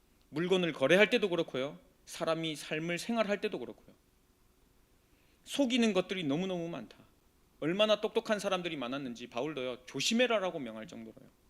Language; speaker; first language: Korean; native; Korean